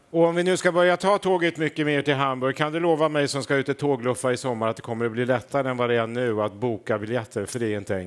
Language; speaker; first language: Swedish; native; Swedish